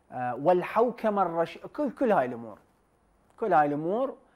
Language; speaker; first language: Arabic; native; Arabic